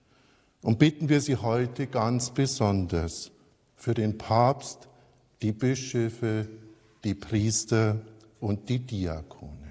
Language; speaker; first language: German; native; German